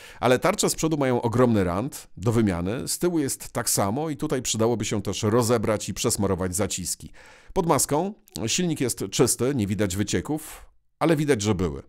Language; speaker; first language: Polish; native; Polish